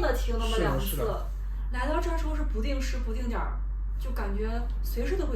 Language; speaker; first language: Chinese; native; Chinese